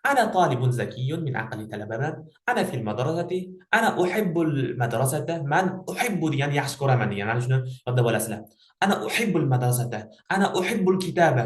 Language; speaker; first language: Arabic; non-native, fluent; Uzbek